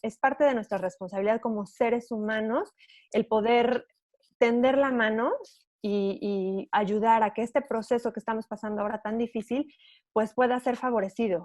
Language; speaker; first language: Spanish; native; Spanish